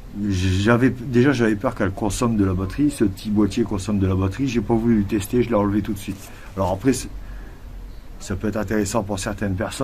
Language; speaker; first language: French; native; French